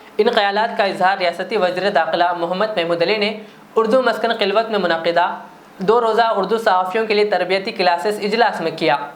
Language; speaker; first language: Urdu; native; Urdu